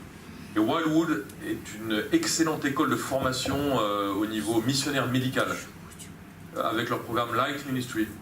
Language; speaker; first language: French; native; French